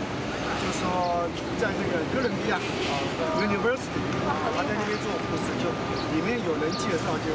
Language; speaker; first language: Chinese; native; Chinese